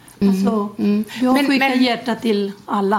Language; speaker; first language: Swedish; non-native, learner; Spanish